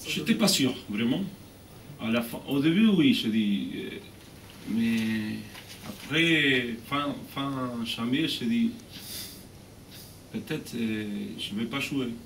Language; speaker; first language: French; non-native, fluent; Spanish